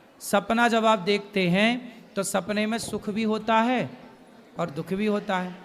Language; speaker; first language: Hindi; native; Hindi